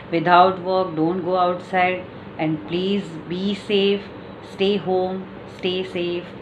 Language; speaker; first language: English; non-native, local second language; Gujarati